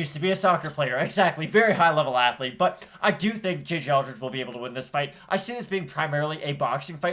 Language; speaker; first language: English; native; English